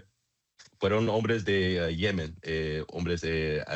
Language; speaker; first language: Spanish; non-native, learner; English